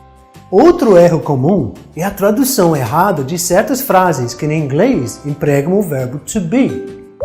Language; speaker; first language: Portuguese; non-native, fluent; English